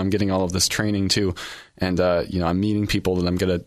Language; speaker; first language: English; native; English